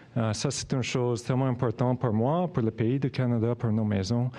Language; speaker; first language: French; non-native, fluent; English